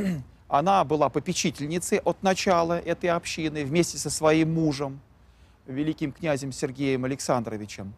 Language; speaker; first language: Russian; native; Russian